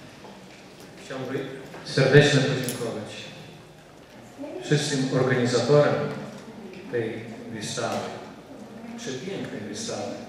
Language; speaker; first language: Polish; non-native, fluent; Lithuanian